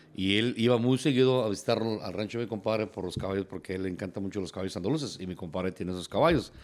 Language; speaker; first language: Spanish; native; Spanish